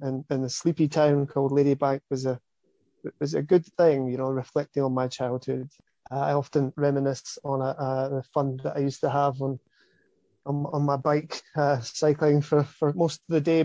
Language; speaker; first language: English; native; English